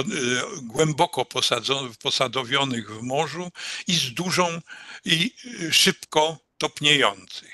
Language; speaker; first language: Polish; native; Polish